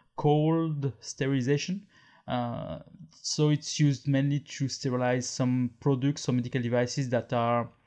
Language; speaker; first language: English; non-native, fluent; French